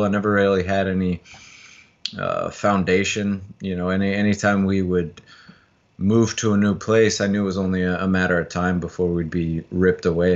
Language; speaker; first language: English; native; English